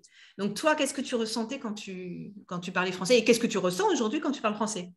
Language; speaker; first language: French; native; French